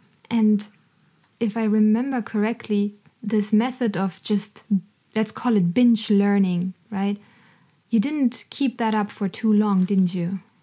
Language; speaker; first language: English; non-native, fluent; German